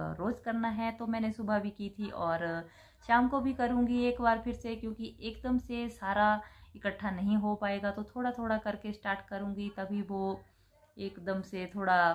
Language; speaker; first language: Hindi; native; Hindi